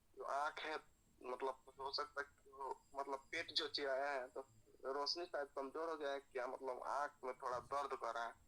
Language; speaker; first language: Hindi; native; Hindi